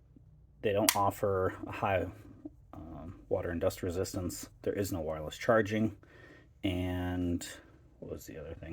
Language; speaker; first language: English; native; English